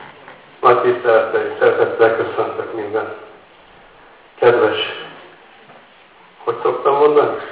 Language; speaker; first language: Hungarian; native; Hungarian